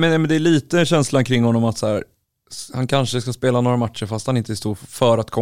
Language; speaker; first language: Swedish; native; Swedish